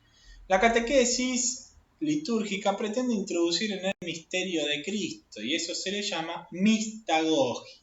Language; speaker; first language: Spanish; native; Spanish